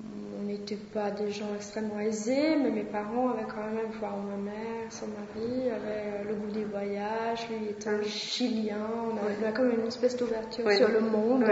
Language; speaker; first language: French; non-native, fluent; Swedish